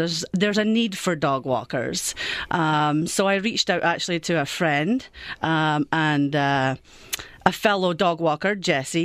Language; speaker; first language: English; native; English